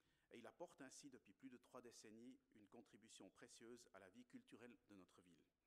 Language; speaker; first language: French; native; French